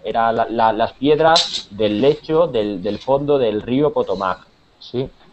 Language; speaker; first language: Spanish; native; Spanish